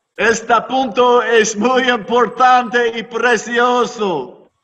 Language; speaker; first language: Spanish; non-native, learner; English